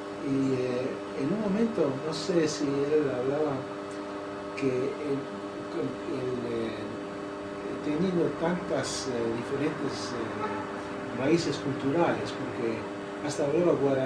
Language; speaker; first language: Spanish; non-native, fluent; English